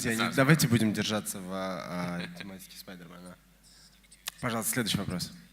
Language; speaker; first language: Russian; native; Russian